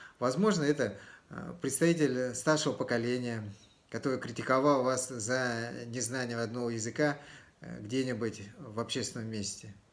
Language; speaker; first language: Russian; native; Russian